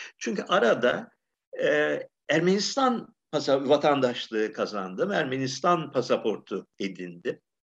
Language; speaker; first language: Turkish; native; Turkish